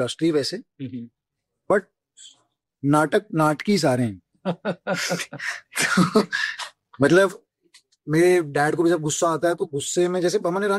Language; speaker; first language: Hindi; native; Hindi